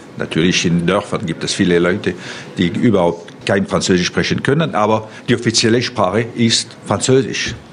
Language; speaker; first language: German; non-native, local second language; French